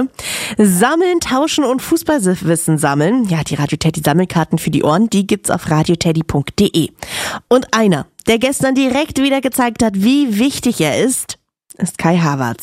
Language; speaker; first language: German; native; German